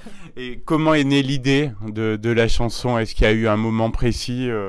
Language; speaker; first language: French; native; French